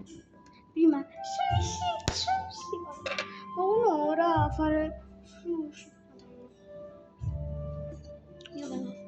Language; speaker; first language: Italian; early bilingual, other home language; Bangla